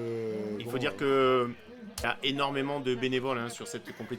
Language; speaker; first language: French; native; French